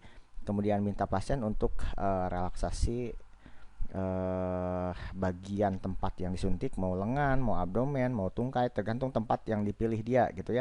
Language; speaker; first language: Indonesian; native; Indonesian